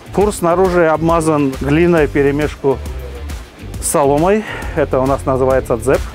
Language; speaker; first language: Russian; native; Russian